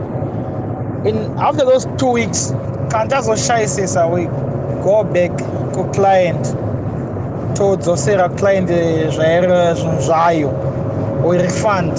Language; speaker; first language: English; non-native, local second language; Shona